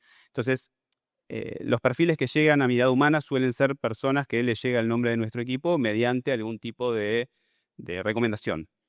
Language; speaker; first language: Spanish; native; Spanish